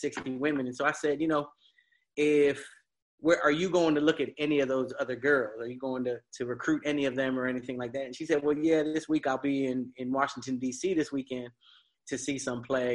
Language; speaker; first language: English; native; English